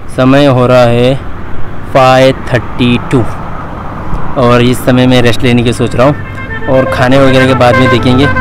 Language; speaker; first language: Hindi; native; Hindi